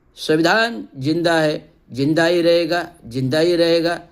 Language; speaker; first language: Hindi; non-native, local second language; Marathi